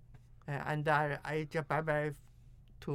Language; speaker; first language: English; non-native, learner; Chinese